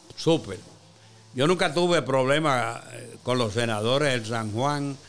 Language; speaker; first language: Spanish; native; Spanish